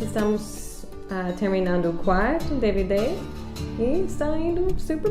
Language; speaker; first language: Portuguese; non-native, fluent; English